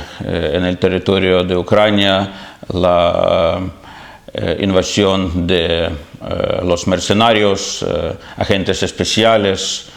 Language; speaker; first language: Spanish; non-native, fluent; Ukrainian